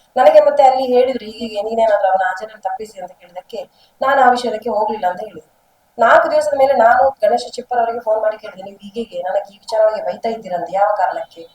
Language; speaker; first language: Kannada; non-native, local second language; Tulu